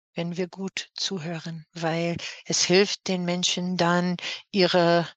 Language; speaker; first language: German; non-native, fluent; English